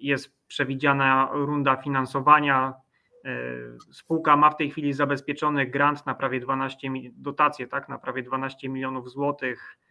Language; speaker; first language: Polish; native; Polish